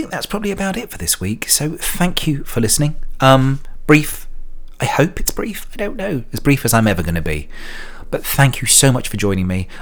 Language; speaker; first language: English; native; English